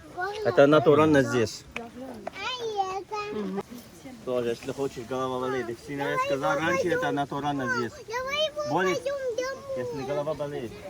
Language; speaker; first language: Russian; non-native, learner; Arabic